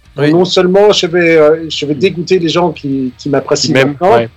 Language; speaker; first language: French; non-native, fluent; Danish